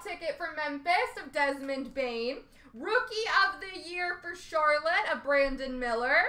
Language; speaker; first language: English; native; English